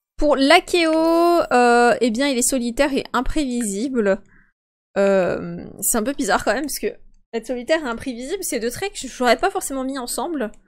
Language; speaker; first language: French; early bilingual, other home language; Polish